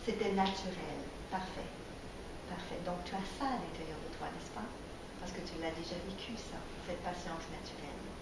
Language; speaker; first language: French; native; French